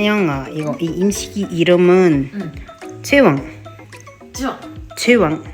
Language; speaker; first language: Korean; non-native, learner; Mongolian